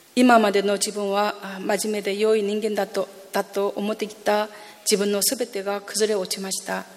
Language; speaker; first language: Japanese; non-native, fluent; Korean